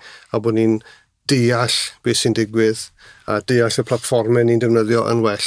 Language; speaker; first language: Welsh; native; Welsh